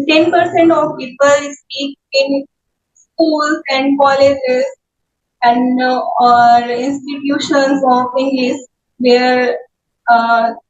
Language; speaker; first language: English; non-native, learner; Hindi